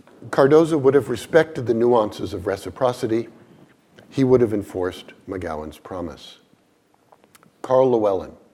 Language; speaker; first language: English; native; English